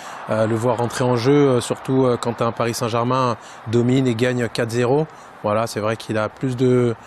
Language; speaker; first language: French; native; French